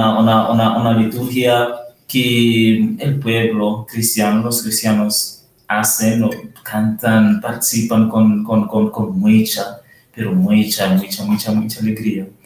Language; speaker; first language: Spanish; non-native, learner; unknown